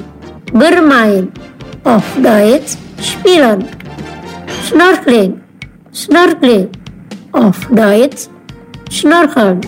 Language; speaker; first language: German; non-native, fluent; Indonesian